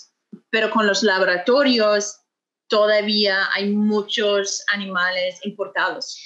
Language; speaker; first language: Spanish; non-native, fluent; English